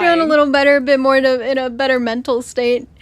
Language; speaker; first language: English; native; English